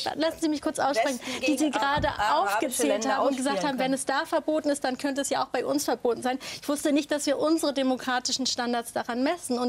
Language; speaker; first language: German; early bilingual, other home language; Turkish